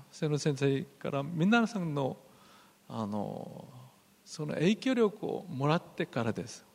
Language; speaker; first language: Japanese; non-native, fluent; Korean